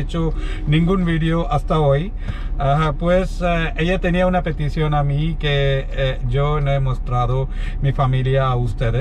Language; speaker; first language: Spanish; non-native, learner; Malayalam